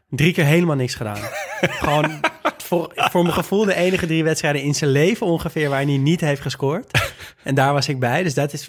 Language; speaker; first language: Dutch; native; Dutch